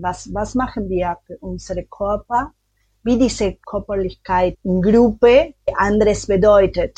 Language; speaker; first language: German; non-native, learner; Spanish